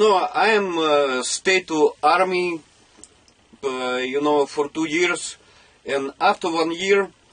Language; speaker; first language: English; non-native, learner; Russian